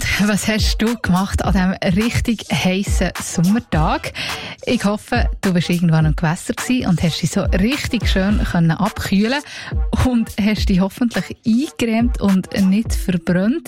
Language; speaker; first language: German; native; German